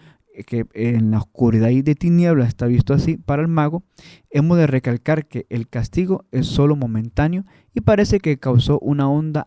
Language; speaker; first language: Spanish; native; Spanish